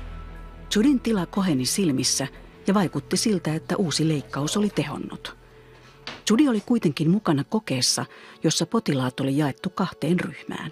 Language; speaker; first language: Finnish; native; Finnish